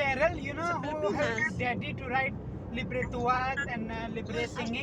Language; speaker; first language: English; non-native, learner; Hiligaynon